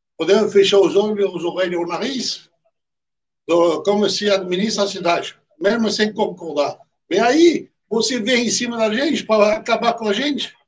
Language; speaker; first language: Portuguese; non-native, fluent; French